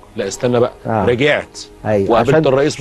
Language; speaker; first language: Arabic; native; Arabic